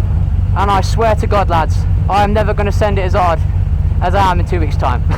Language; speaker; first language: English; native; English